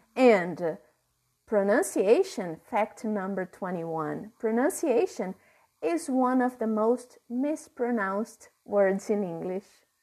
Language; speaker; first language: English; non-native, fluent; Portuguese